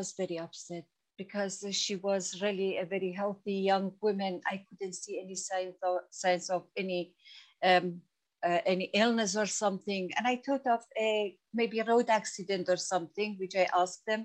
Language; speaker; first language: English; non-native, fluent; Persian